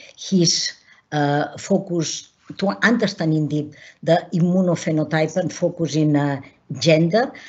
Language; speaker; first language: English; non-native, learner; Catalan